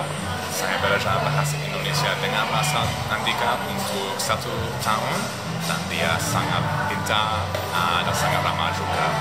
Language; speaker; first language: Indonesian; non-native, learner; English